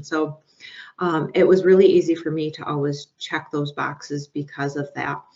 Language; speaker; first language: English; native; English